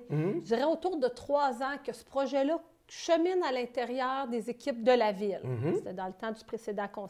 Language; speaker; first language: French; native; French